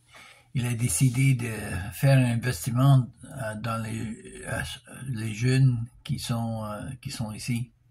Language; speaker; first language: French; non-native, local second language; English